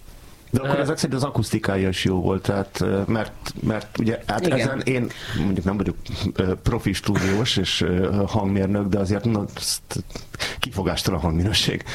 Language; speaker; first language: Hungarian; native; Hungarian